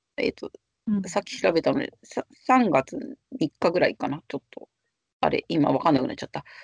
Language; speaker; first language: Japanese; native; Japanese